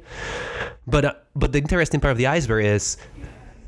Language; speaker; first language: English; non-native, fluent; Spanish